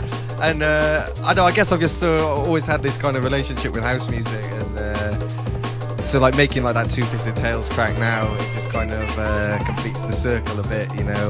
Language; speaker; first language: English; native; English